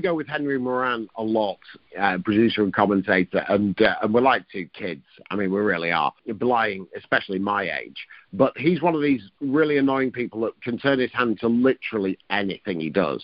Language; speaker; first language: English; native; English